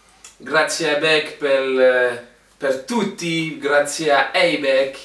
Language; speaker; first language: Italian; non-native, learner; French